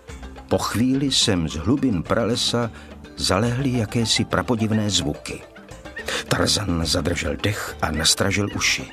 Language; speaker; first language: Czech; native; Czech